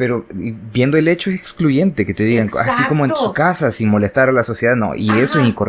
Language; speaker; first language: Spanish; native; Spanish